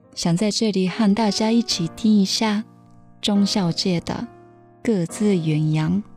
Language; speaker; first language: Chinese; non-native, fluent; Japanese